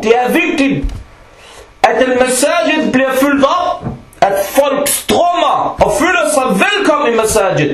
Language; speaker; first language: Danish; non-native, local second language; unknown